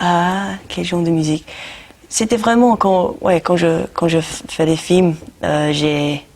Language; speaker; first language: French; non-native, learner; English